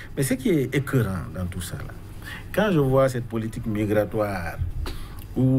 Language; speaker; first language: French; non-native, local second language; Wolof